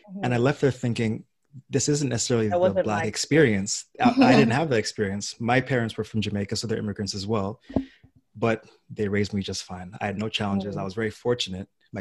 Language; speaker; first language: English; native; English